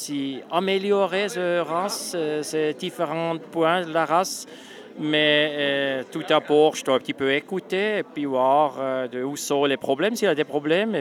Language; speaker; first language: French; non-native, local second language; Swiss German